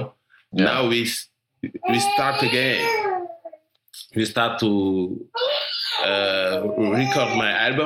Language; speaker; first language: English; non-native, learner; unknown